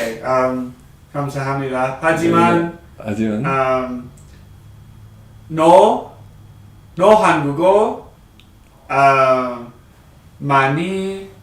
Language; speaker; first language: Korean; non-native, learner; English